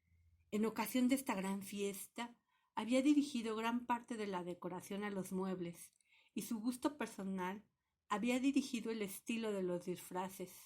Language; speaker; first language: Spanish; native; Spanish